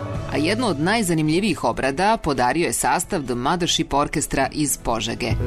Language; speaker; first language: Serbian; native; Serbian